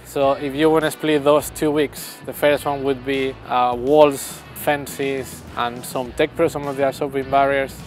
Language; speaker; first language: English; non-native, fluent; Spanish